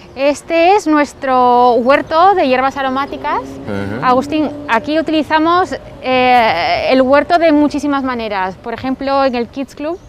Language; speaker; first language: Spanish; non-native, fluent; French